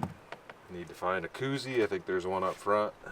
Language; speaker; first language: English; native; English